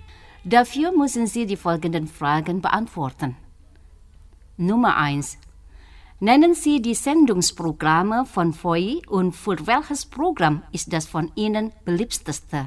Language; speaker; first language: German; non-native, fluent; Indonesian